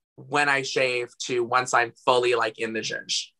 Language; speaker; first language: English; native; English